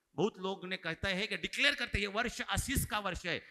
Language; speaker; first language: Hindi; non-native, local second language; Marathi